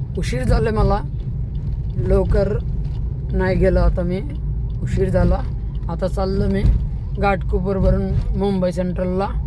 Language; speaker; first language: Marathi; non-native, local second language; Hindi